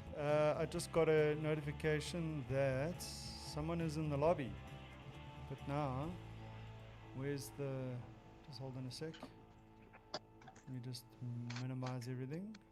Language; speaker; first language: English; native; English